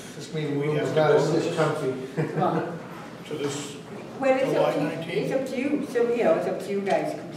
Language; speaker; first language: English; native; English